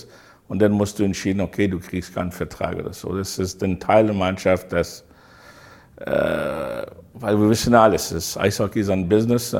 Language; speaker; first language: German; non-native, learner; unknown